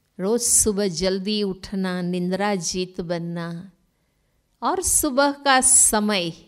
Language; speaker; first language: Hindi; non-native, local second language; Gujarati